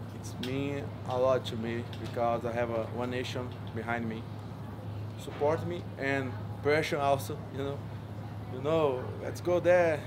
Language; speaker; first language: English; non-native, learner; Portuguese